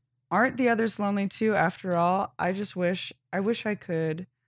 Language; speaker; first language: English; native; English